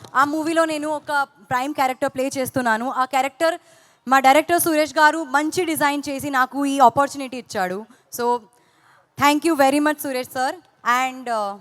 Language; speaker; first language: Telugu; non-native, fluent; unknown